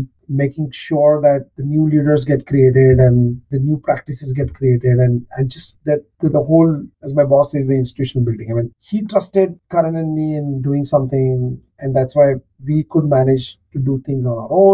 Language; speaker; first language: English; non-native, local second language; Marathi